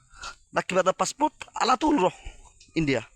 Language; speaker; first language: Arabic; non-native, learner; Bangla